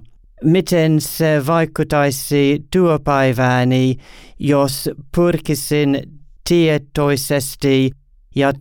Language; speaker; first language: Finnish; non-native, learner; English